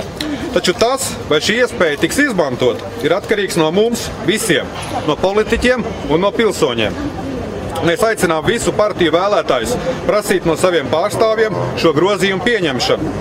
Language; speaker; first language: Latvian; native; Latvian